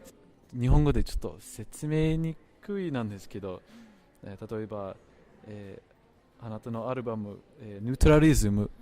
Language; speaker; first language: Japanese; non-native, fluent; English